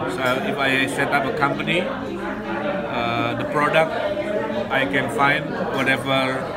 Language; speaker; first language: English; non-native, fluent; Sundanese